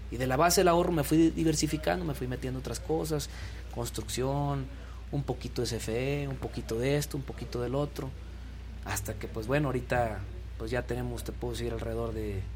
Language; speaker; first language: Spanish; native; Spanish